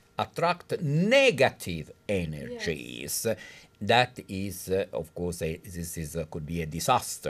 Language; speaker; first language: English; non-native, fluent; Italian